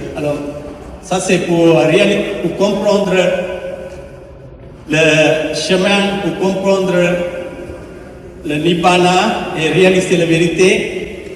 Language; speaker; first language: French; non-native, fluent; Sinhala